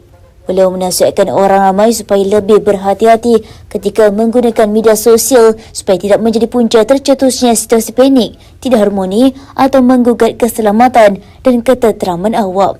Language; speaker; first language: Malay; native; Malay